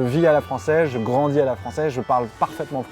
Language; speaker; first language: French; early bilingual, other home language; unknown